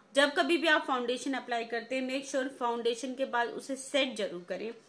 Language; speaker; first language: Hindi; native; Hindi